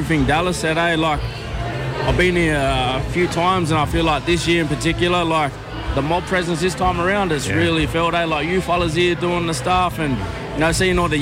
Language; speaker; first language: English; native; English